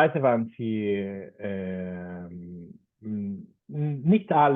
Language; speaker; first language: German; non-native, fluent; Spanish